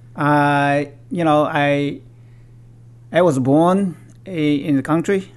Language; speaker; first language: English; non-native, fluent; Chinese